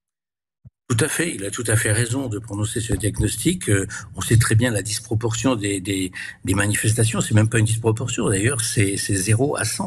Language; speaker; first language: French; native; French